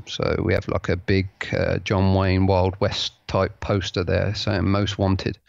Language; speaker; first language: English; native; English